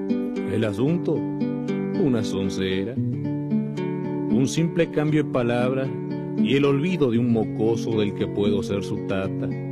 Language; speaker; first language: Spanish; native; Spanish